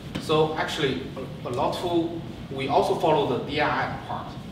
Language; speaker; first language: English; non-native, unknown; Chinese